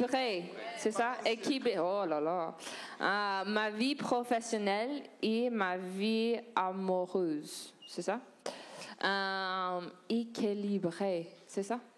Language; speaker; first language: French; non-native, learner; English